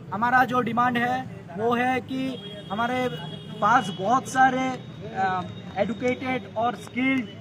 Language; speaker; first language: Hindi; non-native, local second language; Bangla